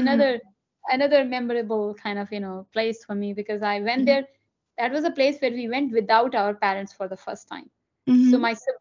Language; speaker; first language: English; non-native, local second language; Hindi